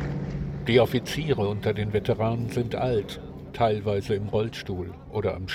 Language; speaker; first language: German; native; German